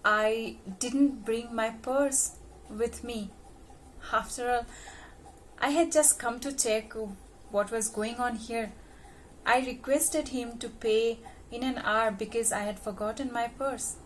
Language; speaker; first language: English; non-native, local second language; Hindi